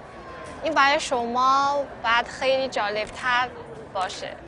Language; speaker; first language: Persian; non-native, fluent; Chinese